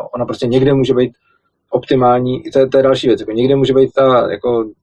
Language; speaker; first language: Czech; native; Czech